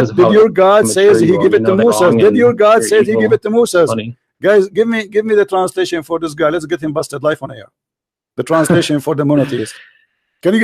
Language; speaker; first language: English; non-native, local second language; Arabic